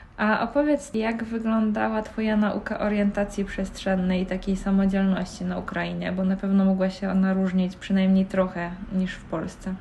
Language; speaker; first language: Polish; native; Polish